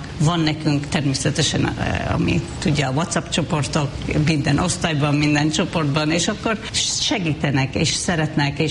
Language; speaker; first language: Hungarian; non-native, fluent; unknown